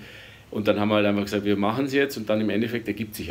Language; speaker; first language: German; native; German